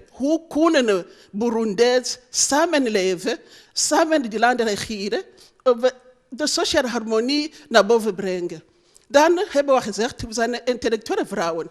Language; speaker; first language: Dutch; non-native, learner; Rundi